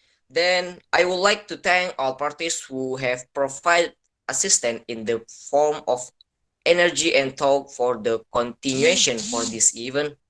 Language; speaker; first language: English; non-native, learner; Indonesian